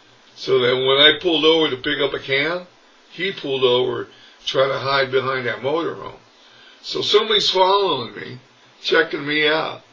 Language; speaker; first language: English; native; English